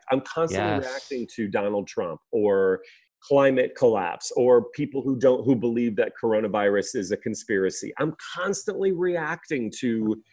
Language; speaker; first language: English; native; English